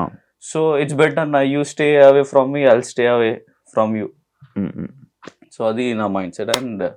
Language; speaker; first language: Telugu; non-native, learner; Hindi